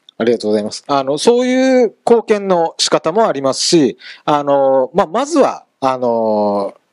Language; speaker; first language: Japanese; native; Japanese